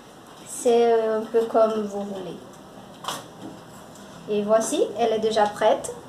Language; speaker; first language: French; non-native, fluent; Portuguese